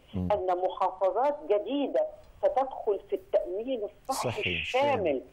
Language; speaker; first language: Arabic; native; Arabic